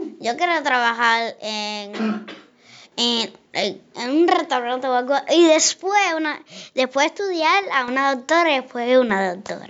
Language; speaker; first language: Spanish; early bilingual, other home language; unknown